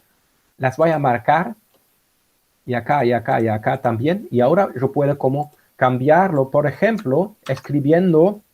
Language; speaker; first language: Spanish; non-native, fluent; German